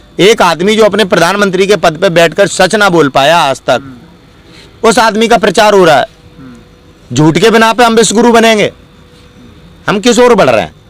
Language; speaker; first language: Hindi; native; Hindi